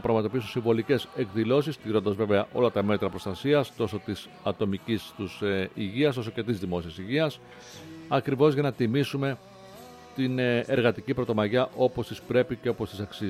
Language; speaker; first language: Greek; native; Greek